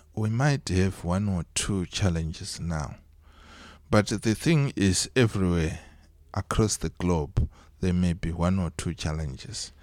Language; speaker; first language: English; non-native, local second language; Shona